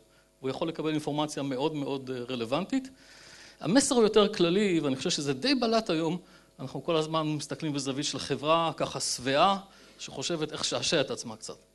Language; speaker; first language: Hebrew; native; Hebrew